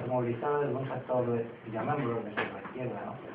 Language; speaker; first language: Spanish; native; Spanish